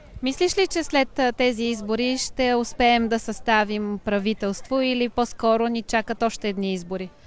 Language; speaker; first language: Bulgarian; native; Bulgarian